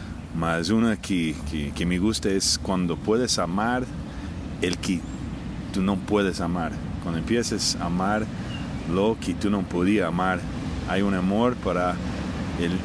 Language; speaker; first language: Spanish; non-native, fluent; English